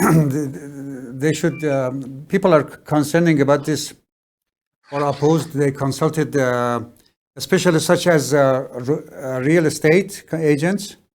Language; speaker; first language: English; non-native, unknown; Persian